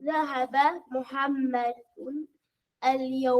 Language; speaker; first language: Arabic; non-native, learner; English